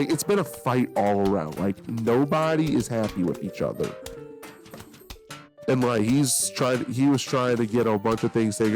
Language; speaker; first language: English; native; English